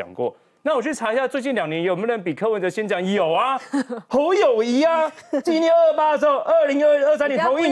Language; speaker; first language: Chinese; native; Chinese